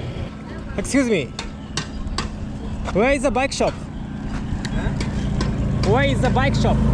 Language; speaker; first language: English; non-native, learner; Japanese